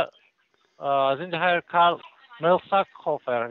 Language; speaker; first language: German; non-native, fluent; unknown